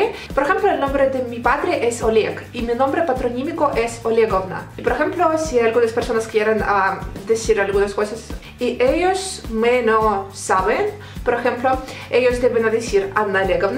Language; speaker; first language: Spanish; non-native, learner; Russian